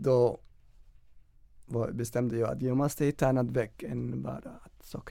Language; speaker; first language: Swedish; non-native, fluent; Somali